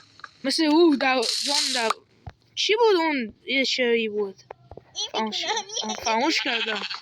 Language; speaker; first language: Persian; native; Persian